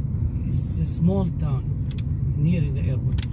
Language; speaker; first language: English; non-native, learner; Arabic